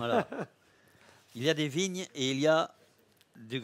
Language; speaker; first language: French; native; French